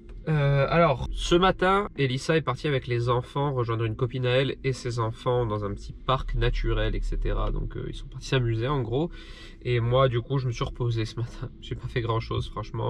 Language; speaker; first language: French; native; French